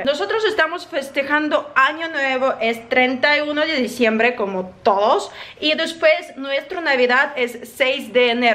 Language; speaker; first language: Spanish; non-native, learner; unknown